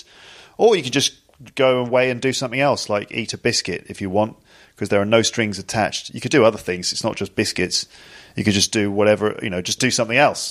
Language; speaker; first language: English; native; English